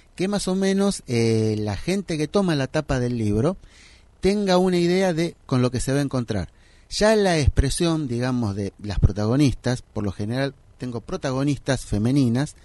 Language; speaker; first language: Spanish; native; Spanish